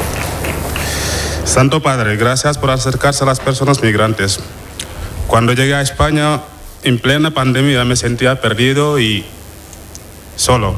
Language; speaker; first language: Spanish; non-native, fluent; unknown